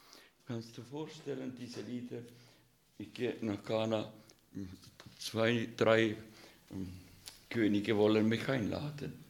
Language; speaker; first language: German; non-native, fluent; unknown